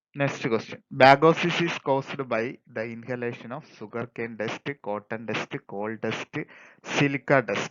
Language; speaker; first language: English; non-native, local second language; Malayalam